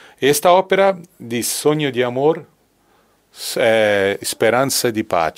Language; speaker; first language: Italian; non-native, learner; Portuguese